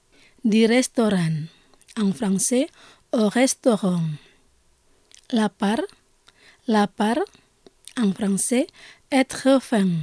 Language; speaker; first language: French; non-native, fluent; Indonesian